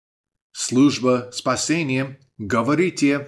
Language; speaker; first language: Russian; non-native, fluent; English